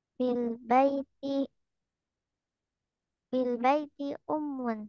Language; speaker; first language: Arabic; non-native, learner; Indonesian